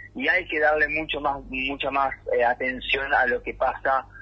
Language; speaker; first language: Spanish; native; Spanish